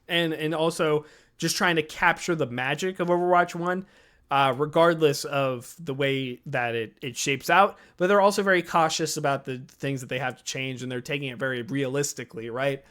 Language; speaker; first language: English; native; English